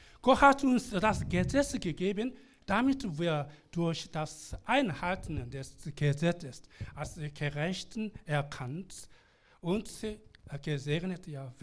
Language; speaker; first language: German; non-native, learner; Korean